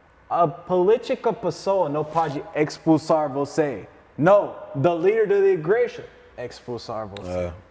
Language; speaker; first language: Portuguese; non-native, learner; English